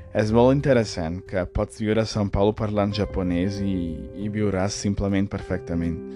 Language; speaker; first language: Catalan; non-native, fluent; Portuguese